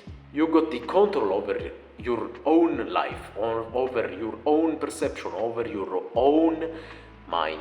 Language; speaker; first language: English; non-native, fluent; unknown